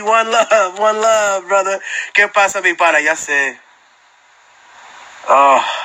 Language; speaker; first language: Spanish; early bilingual, heritage; Spanish